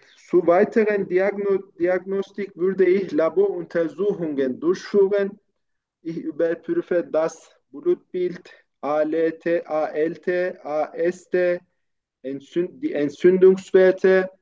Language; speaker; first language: German; non-native, fluent; Turkish